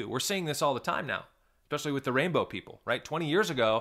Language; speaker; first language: English; native; English